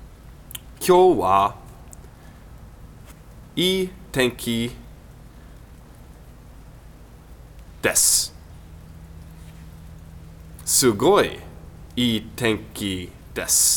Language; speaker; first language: Japanese; non-native, learner; English